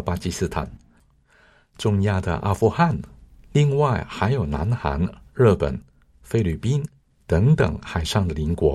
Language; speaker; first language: Chinese; non-native, local second language; Cantonese